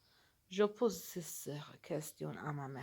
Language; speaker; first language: French; non-native, learner; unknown